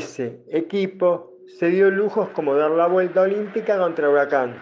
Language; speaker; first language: Spanish; native; Spanish